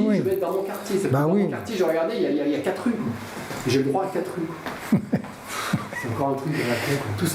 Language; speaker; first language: French; native; French